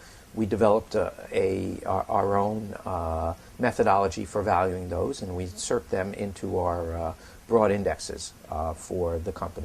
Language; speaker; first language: English; native; English